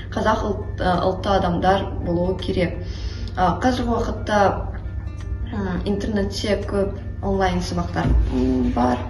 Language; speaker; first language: Kazakh; non-native, local second language; Russian